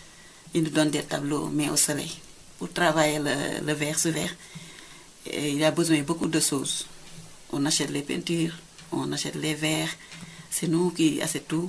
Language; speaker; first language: French; non-native, local second language; Wolof